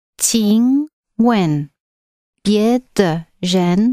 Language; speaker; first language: Chinese; non-native, learner; English